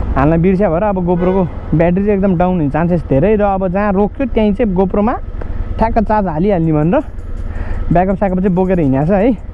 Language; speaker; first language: Nepali; native; Nepali